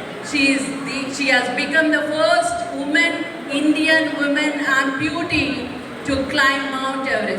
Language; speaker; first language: English; non-native, local second language; Telugu